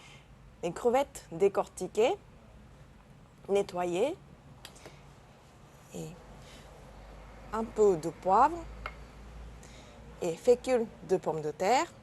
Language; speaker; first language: French; non-native, learner; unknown